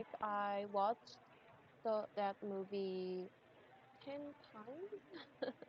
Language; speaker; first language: English; non-native, learner; Korean